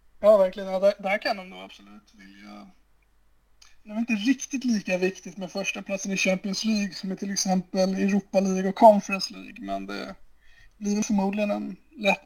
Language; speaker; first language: Swedish; native; Swedish